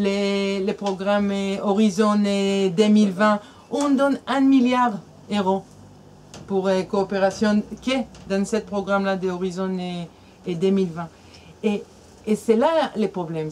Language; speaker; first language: French; non-native, fluent; Hebrew